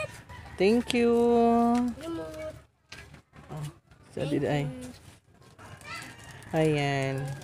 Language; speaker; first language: Filipino; non-native, local second language; Cebuano